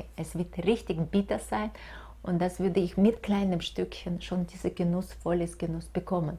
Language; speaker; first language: German; non-native, fluent; Russian